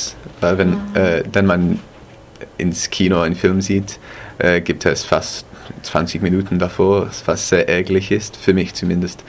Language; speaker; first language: German; non-native, fluent; English